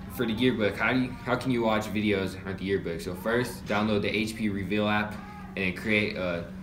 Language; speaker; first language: English; early bilingual, other home language; Spanish